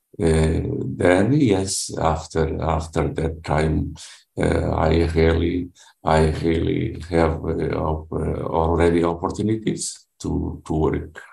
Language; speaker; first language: English; non-native, learner; Portuguese